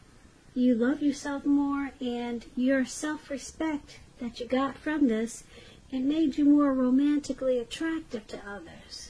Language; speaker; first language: English; native; English